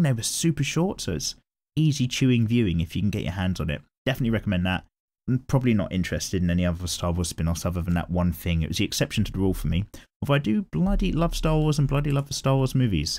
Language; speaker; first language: English; native; English